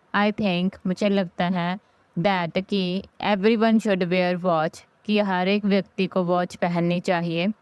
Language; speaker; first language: Hindi; native; Hindi